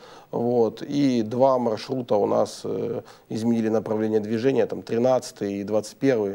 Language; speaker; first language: Russian; native; Russian